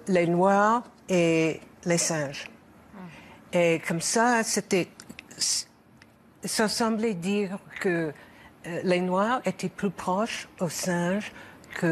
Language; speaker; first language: French; non-native, learner; English